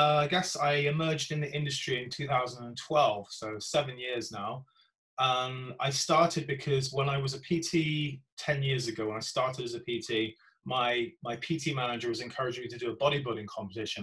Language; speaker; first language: English; native; English